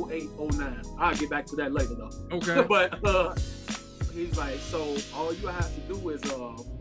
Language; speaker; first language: English; native; English